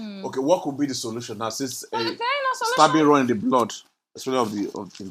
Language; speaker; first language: English; non-native, local second language; Yoruba